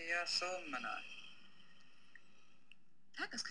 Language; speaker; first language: Swedish; native; Swedish